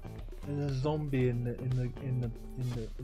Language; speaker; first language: English; native; English